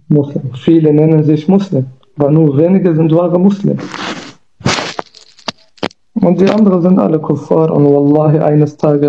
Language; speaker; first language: German; non-native, learner; Kurdish